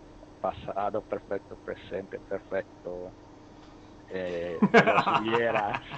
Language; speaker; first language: Spanish; early bilingual, heritage; Spanish